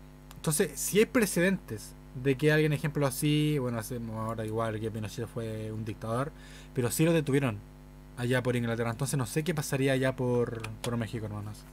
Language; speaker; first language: Spanish; native; Spanish